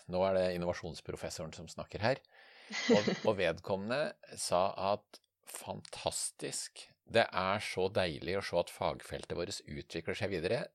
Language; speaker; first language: Norwegian; native; Norwegian